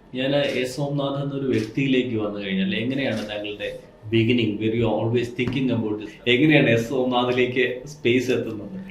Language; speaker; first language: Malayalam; native; Malayalam